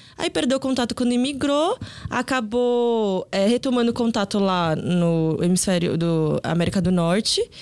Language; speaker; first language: Portuguese; early bilingual, other home language; Korean